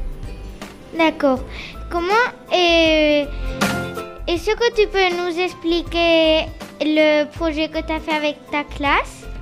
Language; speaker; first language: French; early bilingual, heritage; French